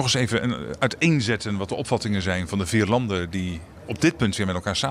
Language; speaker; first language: Dutch; native; Dutch